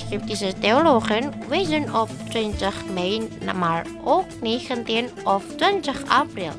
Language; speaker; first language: Dutch; non-native, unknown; Indonesian